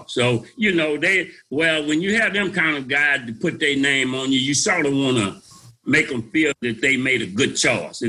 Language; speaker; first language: English; native; English